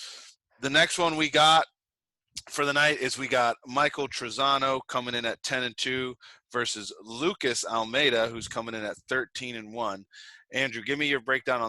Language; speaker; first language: English; native; English